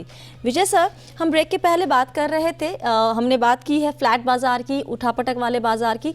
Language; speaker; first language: Hindi; native; Hindi